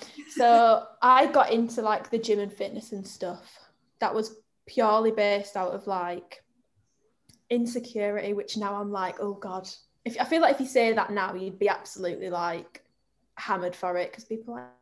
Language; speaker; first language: English; native; English